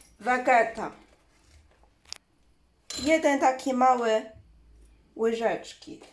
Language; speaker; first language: Polish; non-native, learner; Chinese